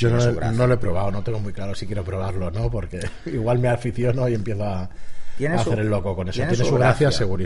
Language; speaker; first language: Spanish; native; Spanish